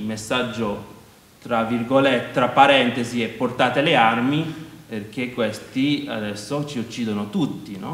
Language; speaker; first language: Italian; non-native, fluent; Maltese